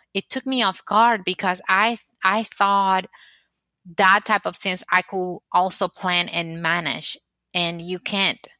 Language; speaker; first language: English; non-native, fluent; Spanish